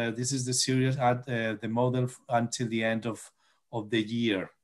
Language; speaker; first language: English; non-native, fluent; Spanish